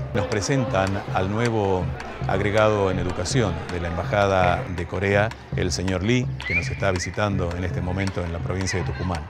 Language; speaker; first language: Spanish; native; Spanish